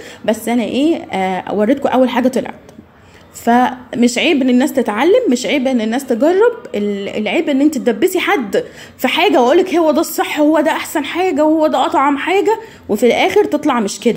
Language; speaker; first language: Arabic; native; Arabic